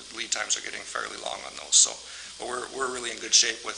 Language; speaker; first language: English; native; English